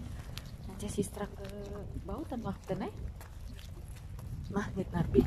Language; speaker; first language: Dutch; non-native, learner; Indonesian